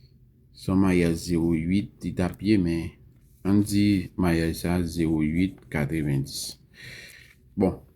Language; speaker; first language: French; non-native, learner; Haitian Creole